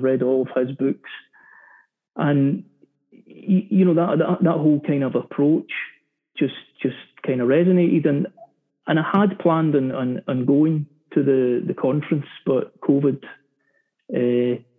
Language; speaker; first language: English; native; English